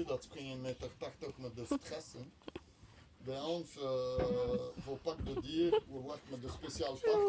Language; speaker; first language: Dutch; non-native, learner; French